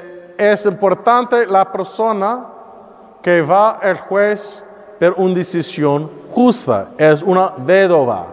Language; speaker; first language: Spanish; non-native, learner; English